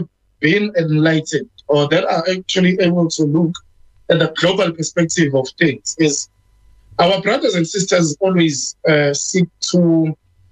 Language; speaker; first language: English; non-native, local second language; Zulu